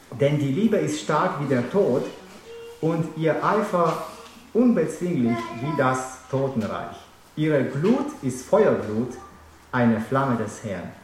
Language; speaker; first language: German; non-native, fluent; Romanian